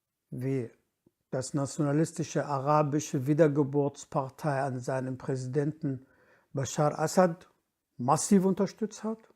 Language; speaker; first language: German; non-native, fluent; Kurdish